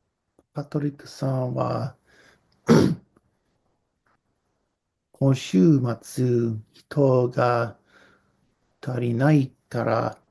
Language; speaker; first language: Japanese; non-native, learner; English